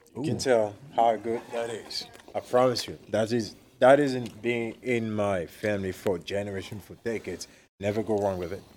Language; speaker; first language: English; non-native, fluent; Arabic